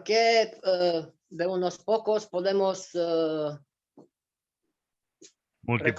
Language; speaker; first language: Spanish; non-native, fluent; Romanian